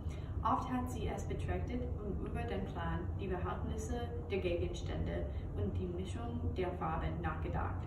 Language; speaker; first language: German; non-native, learner; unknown